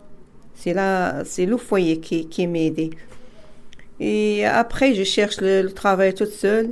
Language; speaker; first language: French; non-native, learner; Arabic